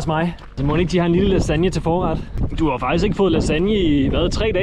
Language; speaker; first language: Danish; native; Danish